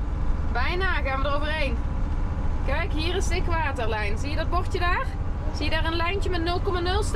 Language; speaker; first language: Dutch; native; Dutch